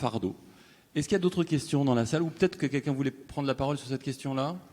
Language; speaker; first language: French; native; French